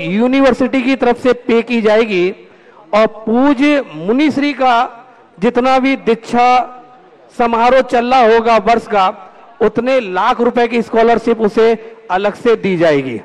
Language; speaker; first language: Hindi; native; Hindi